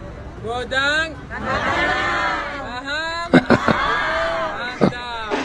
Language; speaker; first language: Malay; non-native, learner; Arabic